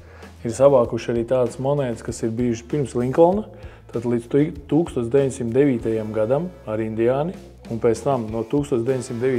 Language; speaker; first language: Latvian; native; Latvian